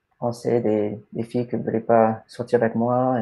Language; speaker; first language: French; non-native, learner; English